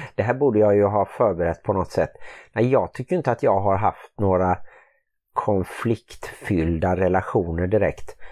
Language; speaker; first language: Swedish; native; Swedish